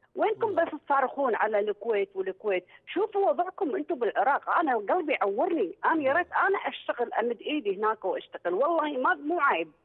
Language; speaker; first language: Arabic; native; Arabic